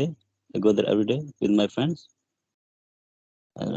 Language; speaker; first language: English; non-native, learner; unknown